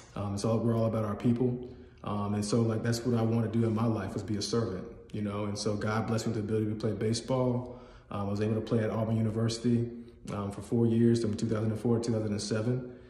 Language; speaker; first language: English; native; English